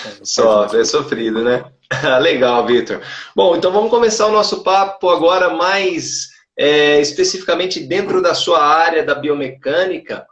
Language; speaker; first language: Portuguese; native; Portuguese